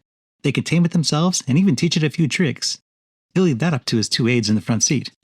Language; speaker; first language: English; native; English